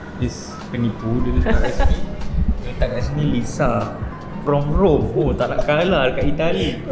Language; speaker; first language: Malay; native; Malay